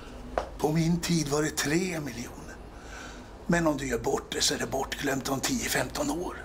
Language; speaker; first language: Swedish; native; Swedish